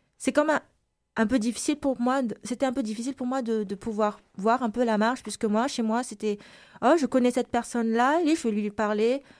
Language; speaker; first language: French; non-native, local second language; Malagasy